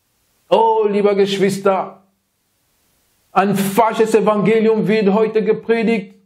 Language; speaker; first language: German; non-native, fluent; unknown